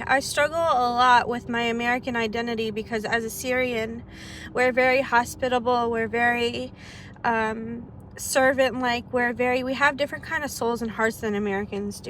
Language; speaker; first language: English; early bilingual, other home language; Arabic